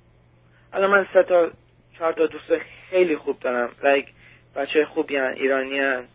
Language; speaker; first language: Persian; early bilingual, heritage; Persian